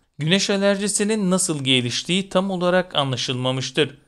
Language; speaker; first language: Turkish; native; Turkish